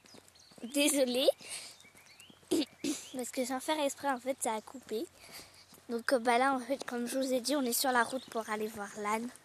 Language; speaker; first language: French; native; French